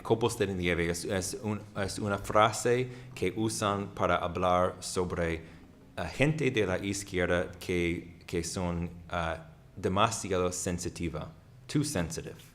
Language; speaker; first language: Spanish; non-native, fluent; English